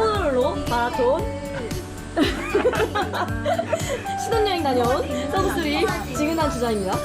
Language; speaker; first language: Korean; native; Korean